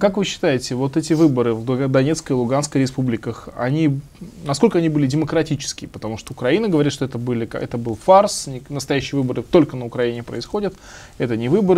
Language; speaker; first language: Russian; native; Russian